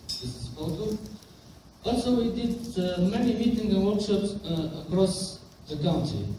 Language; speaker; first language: English; non-native, local second language; Arabic